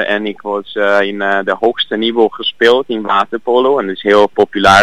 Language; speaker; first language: Dutch; non-native, learner; Hungarian